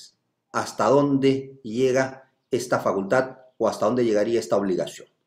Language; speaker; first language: Spanish; native; Spanish